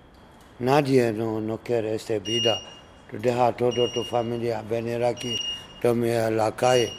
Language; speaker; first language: Spanish; non-native, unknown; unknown